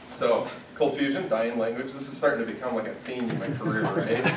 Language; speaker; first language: English; native; English